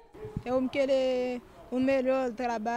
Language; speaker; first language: Portuguese; non-native, learner; Haitian Creole